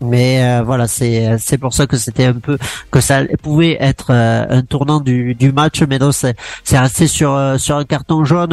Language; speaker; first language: French; native; French